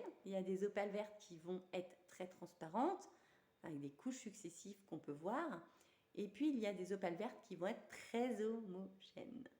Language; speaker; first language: French; native; French